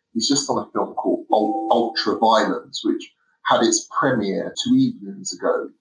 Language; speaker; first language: English; native; English